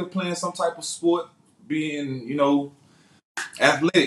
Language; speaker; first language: English; native; English